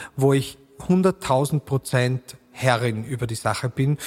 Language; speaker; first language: German; native; German